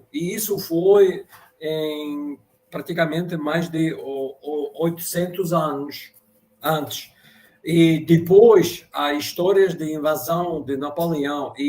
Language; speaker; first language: Portuguese; non-native, fluent; Russian